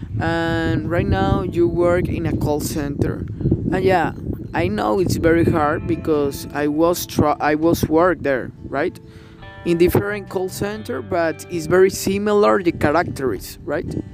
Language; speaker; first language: English; non-native, learner; Spanish